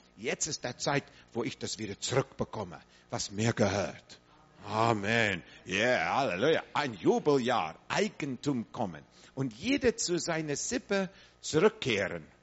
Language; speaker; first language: German; non-native, fluent; English